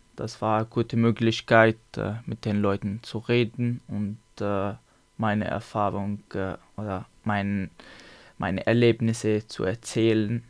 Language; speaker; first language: German; non-native, learner; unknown